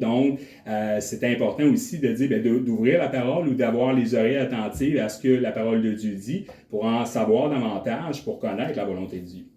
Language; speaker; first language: French; native; French